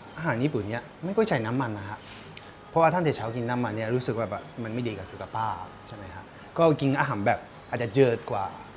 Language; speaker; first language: Thai; non-native, fluent; Japanese